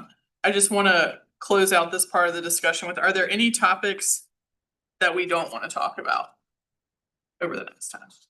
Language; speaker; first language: English; native; English